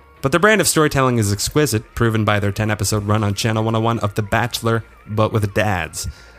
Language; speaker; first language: English; native; English